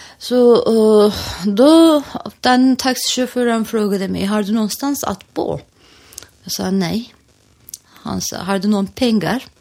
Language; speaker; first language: Swedish; non-native, fluent; Turkish